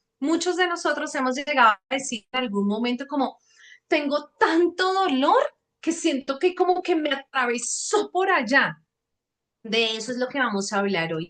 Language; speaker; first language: Spanish; native; Spanish